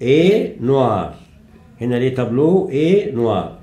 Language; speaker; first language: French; non-native, fluent; Arabic